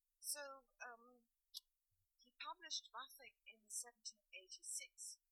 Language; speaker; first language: English; non-native, fluent; German